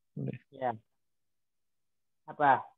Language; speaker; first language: Indonesian; native; Indonesian